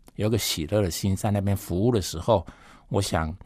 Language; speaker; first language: Chinese; non-native, fluent; Cantonese